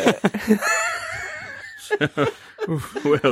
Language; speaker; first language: English; native; English